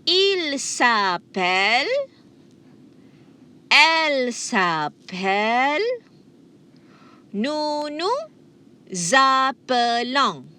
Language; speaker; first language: French; non-native, fluent; Malay